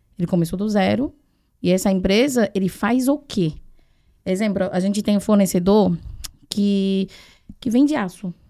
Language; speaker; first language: Portuguese; non-native, fluent; Chinese